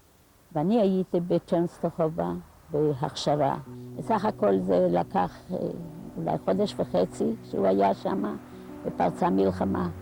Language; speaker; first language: Hebrew; non-native, fluent; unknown